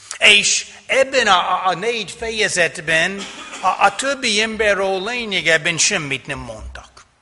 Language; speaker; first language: Hungarian; non-native, fluent; English